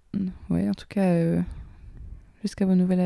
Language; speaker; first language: French; native; French